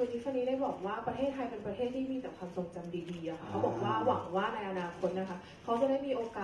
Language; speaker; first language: Thai; native; Thai